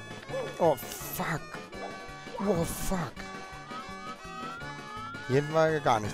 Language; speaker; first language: German; native; German